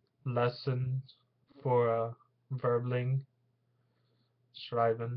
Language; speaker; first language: German; non-native, learner; English